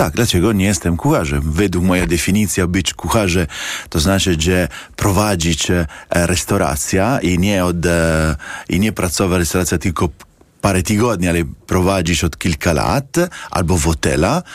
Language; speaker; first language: Polish; non-native, learner; Italian